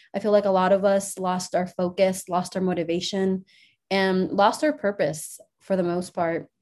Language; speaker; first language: English; early bilingual, other home language; Spanish